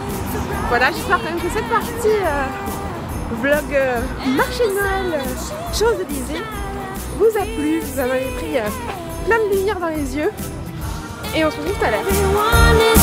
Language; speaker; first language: French; native; French